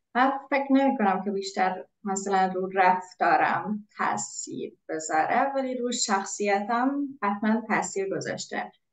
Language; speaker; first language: Persian; non-native, fluent; Hungarian